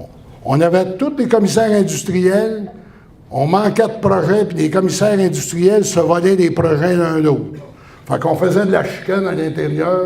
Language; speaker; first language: French; native; French